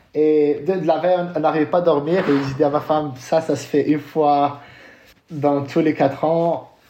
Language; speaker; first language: French; non-native, local second language; Arabic